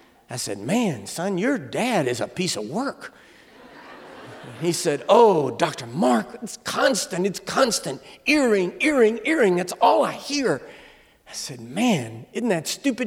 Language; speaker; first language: English; native; English